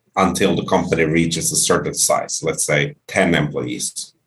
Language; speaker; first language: English; non-native, fluent; Finnish